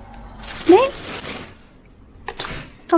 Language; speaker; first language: Dutch; non-native, learner; Indonesian